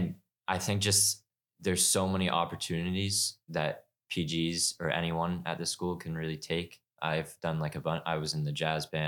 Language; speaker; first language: English; native; English